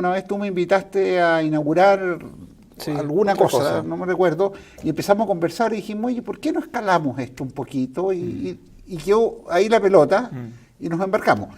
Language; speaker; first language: Spanish; native; Spanish